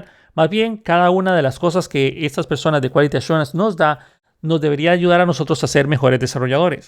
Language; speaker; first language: Spanish; native; Spanish